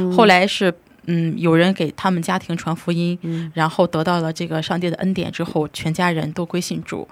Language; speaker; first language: Chinese; native; Chinese